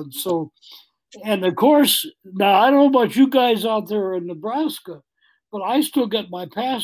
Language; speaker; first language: English; native; English